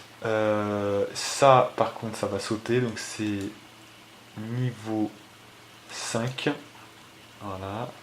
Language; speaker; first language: French; native; French